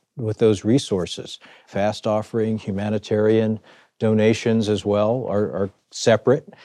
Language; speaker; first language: English; native; English